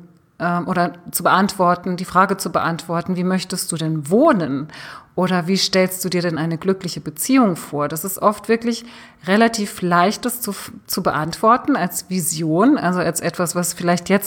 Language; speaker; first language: German; native; German